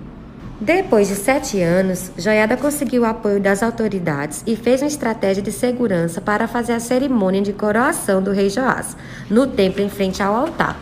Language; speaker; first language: Portuguese; native; Portuguese